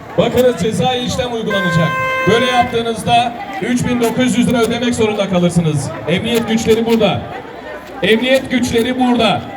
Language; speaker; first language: Turkish; native; Turkish